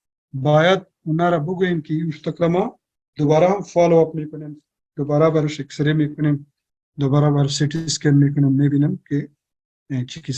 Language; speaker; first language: Persian; non-native, local second language; Pashto